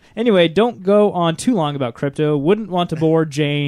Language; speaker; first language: English; native; English